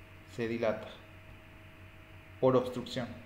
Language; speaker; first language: Spanish; native; Spanish